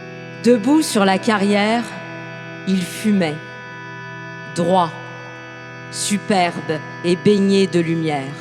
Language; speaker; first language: French; native; French